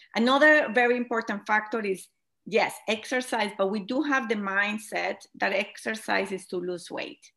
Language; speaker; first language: English; non-native, fluent; Spanish